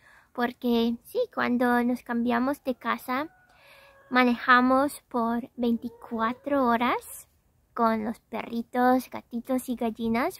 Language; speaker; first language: Spanish; non-native, fluent; English